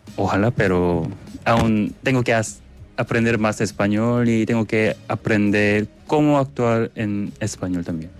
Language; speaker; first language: Spanish; non-native, learner; Korean